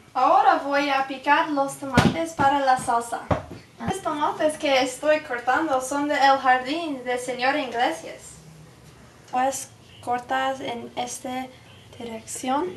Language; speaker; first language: Spanish; non-native, learner; English